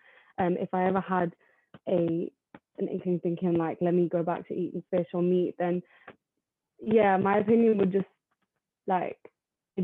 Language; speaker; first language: English; native; English